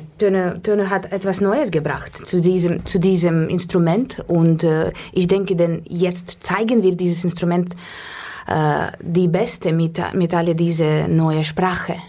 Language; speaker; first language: German; non-native, fluent; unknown